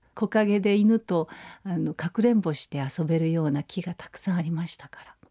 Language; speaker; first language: Japanese; native; Japanese